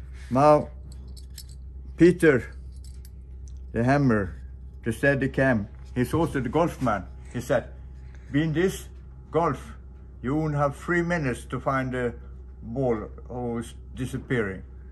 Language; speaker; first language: English; non-native, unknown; Swedish